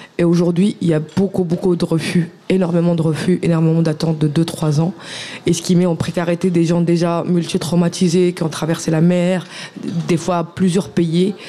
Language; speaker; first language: French; non-native, local second language; Arabic